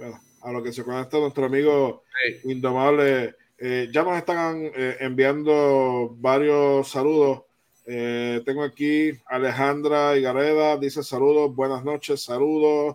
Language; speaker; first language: Spanish; native; Spanish